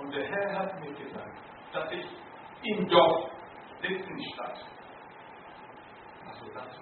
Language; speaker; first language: German; non-native, learner; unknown